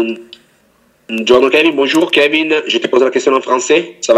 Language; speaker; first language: French; non-native, fluent; Italian